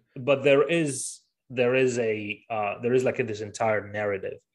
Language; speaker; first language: English; non-native, fluent; Arabic